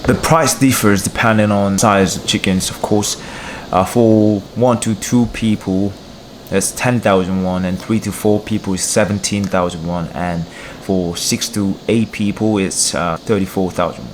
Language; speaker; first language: English; non-native, learner; Korean